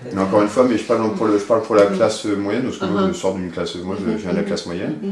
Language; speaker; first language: French; native; French